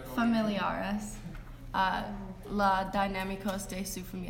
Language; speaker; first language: Spanish; non-native, learner; English